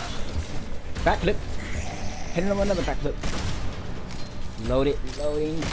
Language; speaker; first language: English; native; English